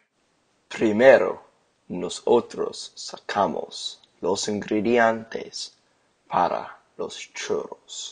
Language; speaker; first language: Spanish; non-native, learner; English